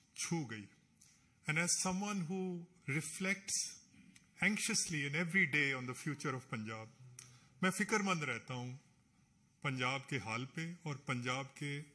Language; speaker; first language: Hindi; non-native, local second language; Punjabi